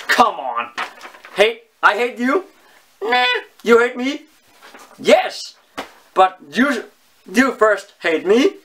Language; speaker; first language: English; non-native, learner; Danish